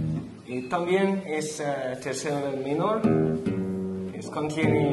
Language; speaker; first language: Spanish; non-native, learner; English